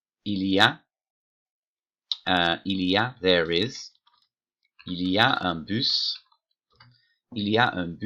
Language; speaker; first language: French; non-native, fluent; English